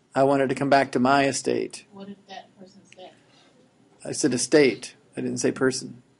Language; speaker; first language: English; native; English